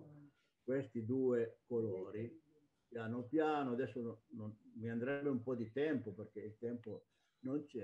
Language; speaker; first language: Italian; native; Italian